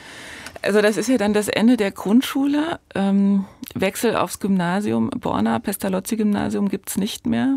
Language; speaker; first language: German; native; German